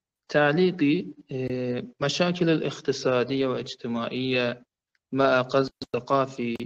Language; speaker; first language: Arabic; non-native, learner; Persian